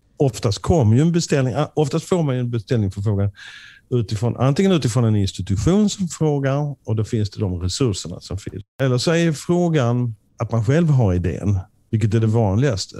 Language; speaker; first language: Swedish; native; Swedish